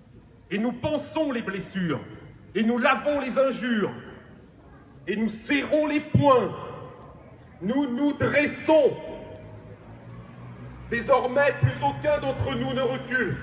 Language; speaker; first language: French; native; French